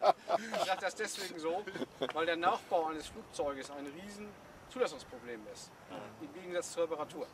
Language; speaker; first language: German; native; German